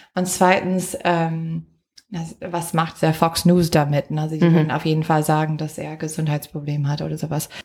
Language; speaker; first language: German; non-native, fluent; English